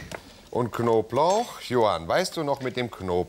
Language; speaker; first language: German; native; German